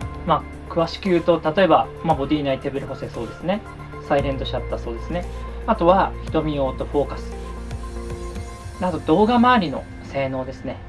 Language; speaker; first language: Japanese; native; Japanese